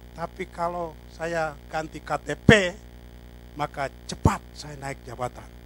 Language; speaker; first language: Indonesian; native; Indonesian